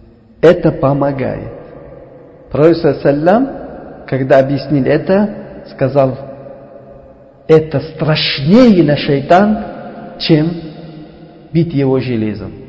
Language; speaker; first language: Russian; non-native, learner; Uzbek